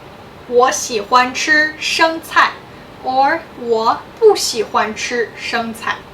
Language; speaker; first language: Chinese; non-native, fluent; English